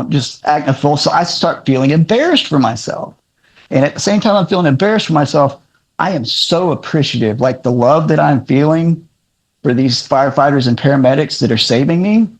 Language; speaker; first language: English; native; English